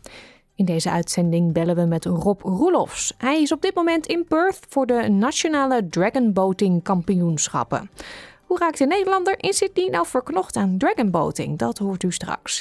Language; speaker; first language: Dutch; native; Dutch